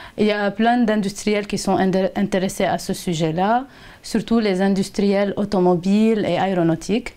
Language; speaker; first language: French; non-native, local second language; Arabic